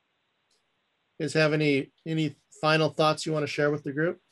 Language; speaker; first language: English; native; English